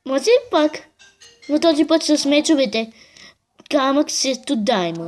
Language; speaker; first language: Bulgarian; native; Bulgarian